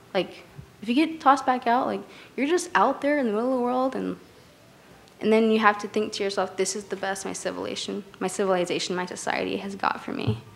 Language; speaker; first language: English; native; English